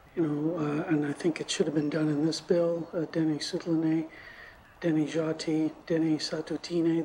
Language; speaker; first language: English; native; English